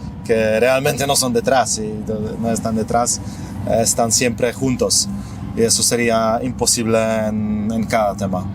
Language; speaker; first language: Spanish; non-native, fluent; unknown